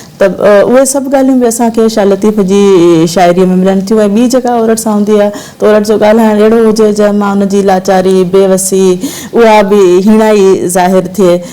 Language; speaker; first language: Sindhi; native; Sindhi